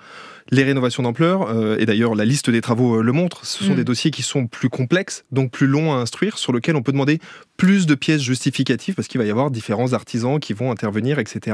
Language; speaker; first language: French; native; French